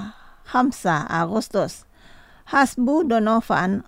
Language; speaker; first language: Arabic; non-native, fluent; Indonesian